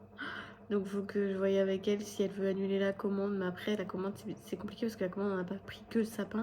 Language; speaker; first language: French; native; French